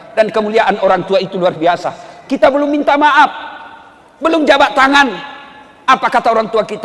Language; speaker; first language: Indonesian; non-native, local second language; Buginese